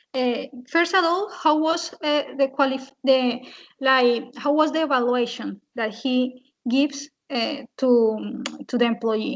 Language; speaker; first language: English; non-native, fluent; Spanish